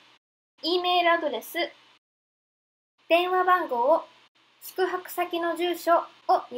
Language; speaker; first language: Japanese; early bilingual, heritage; Japanese